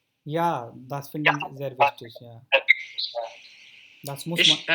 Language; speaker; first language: German; non-native, fluent; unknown